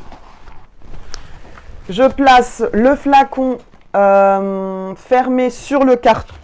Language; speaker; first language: French; native; French